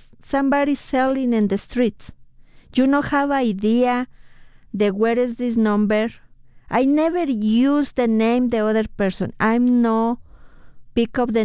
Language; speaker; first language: English; non-native, fluent; Spanish